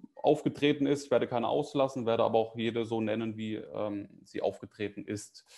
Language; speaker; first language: German; native; German